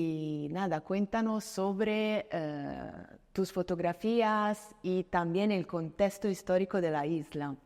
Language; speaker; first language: Spanish; non-native, fluent; Italian